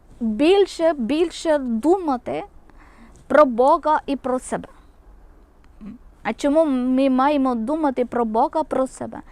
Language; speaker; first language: Ukrainian; non-native, local second language; Malayalam